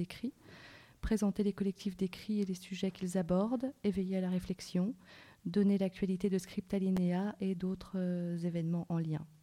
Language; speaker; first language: French; native; French